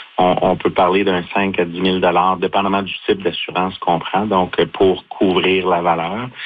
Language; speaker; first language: French; native; French